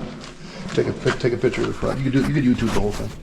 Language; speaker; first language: English; native; English